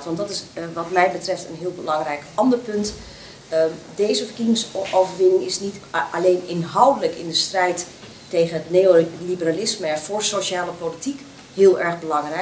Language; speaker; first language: Dutch; native; Dutch